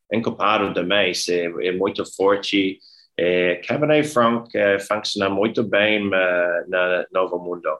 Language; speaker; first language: Portuguese; non-native, learner; English